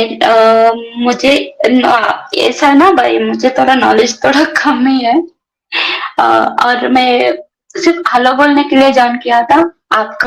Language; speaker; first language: Hindi; non-native, local second language; Kannada